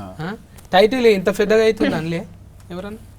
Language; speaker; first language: Telugu; native; Telugu